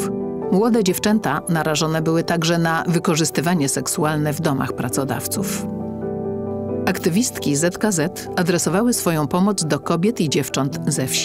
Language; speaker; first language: Polish; native; Polish